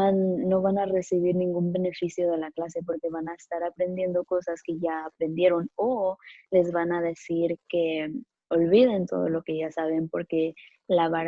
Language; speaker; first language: Spanish; early bilingual, other home language; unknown